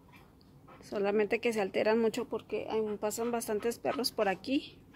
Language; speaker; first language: Spanish; early bilingual, heritage; Spanish